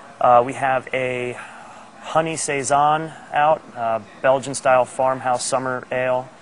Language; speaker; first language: English; native; English